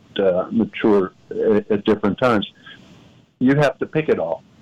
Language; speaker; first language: English; native; English